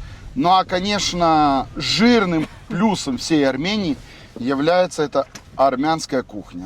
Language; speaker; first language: Russian; native; Russian